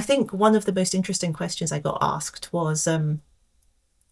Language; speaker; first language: English; native; English